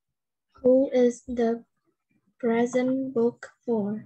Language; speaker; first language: English; non-native, learner; Vietnamese